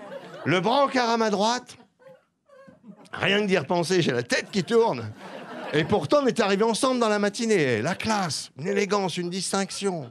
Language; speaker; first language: French; native; French